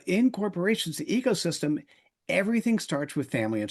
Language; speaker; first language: English; native; English